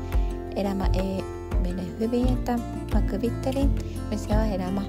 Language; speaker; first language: Finnish; non-native, learner; Japanese